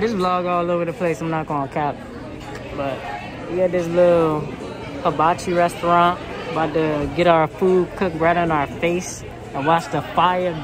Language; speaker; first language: English; native; English